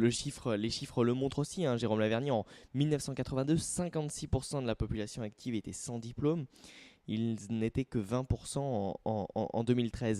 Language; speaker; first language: French; native; French